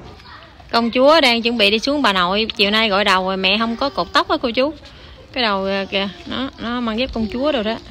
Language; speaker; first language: Vietnamese; native; Vietnamese